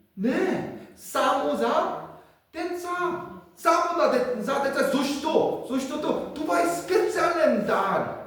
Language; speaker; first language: Bulgarian; non-native, learner; Korean